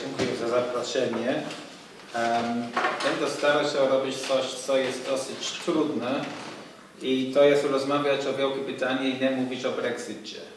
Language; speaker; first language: Polish; non-native, fluent; English